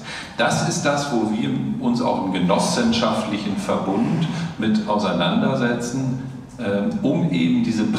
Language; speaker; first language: German; native; German